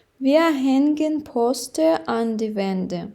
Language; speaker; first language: German; non-native, fluent; Ukrainian